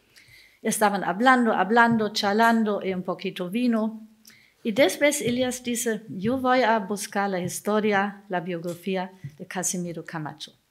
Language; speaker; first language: Spanish; non-native, learner; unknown